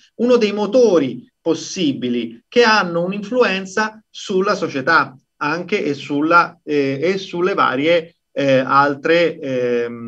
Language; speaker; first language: Italian; native; Italian